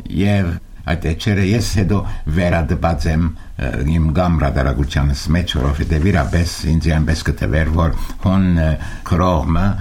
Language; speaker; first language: Armenian; early bilingual, heritage; Armenian